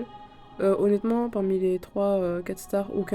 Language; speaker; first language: French; native; French